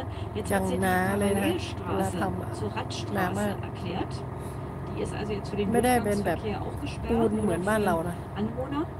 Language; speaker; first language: German; native; German